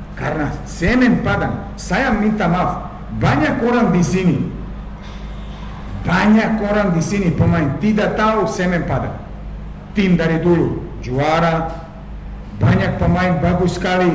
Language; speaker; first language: Indonesian; non-native, fluent; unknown